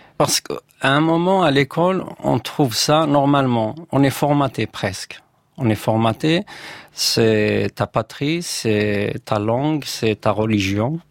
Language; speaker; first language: French; non-native, local second language; Kabyle